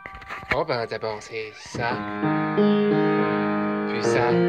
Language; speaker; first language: French; native; French